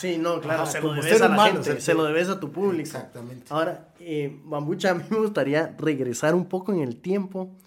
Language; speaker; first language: Spanish; native; Spanish